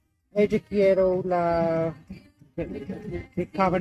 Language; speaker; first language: Spanish; non-native, learner; Filipino